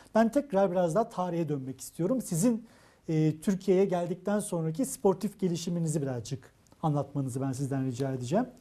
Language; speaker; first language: Turkish; native; Turkish